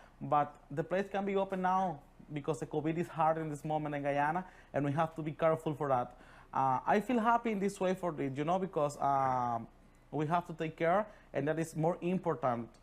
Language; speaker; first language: English; non-native, learner; Spanish